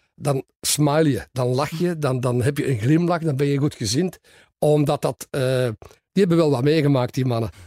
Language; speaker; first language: Dutch; native; Dutch